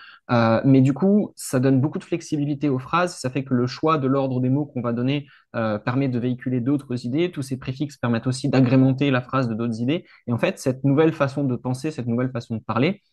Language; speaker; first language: French; native; French